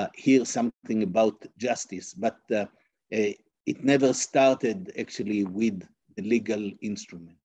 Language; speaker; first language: English; non-native, fluent; Hebrew